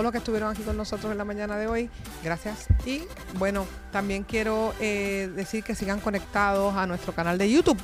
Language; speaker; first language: Spanish; native; Spanish